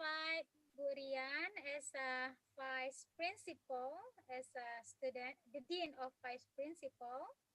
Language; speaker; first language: English; non-native, fluent; Indonesian